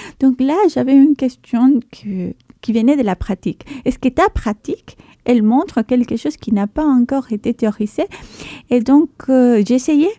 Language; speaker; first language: French; non-native, fluent; Spanish